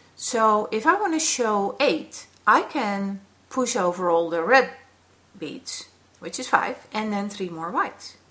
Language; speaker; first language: English; non-native, fluent; Dutch